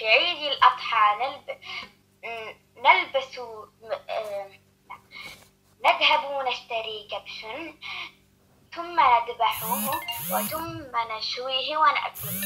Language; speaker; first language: Arabic; non-native, learner; French